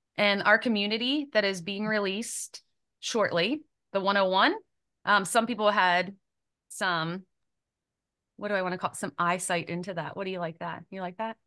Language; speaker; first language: English; native; English